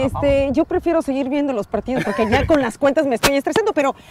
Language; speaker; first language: Spanish; native; Spanish